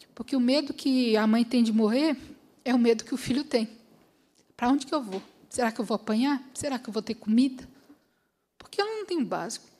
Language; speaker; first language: Portuguese; native; Portuguese